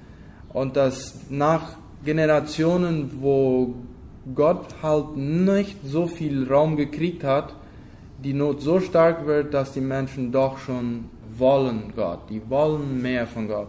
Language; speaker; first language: German; non-native, local second language; Low German